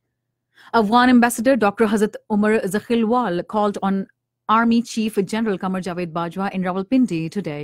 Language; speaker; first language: English; non-native, local second language; Urdu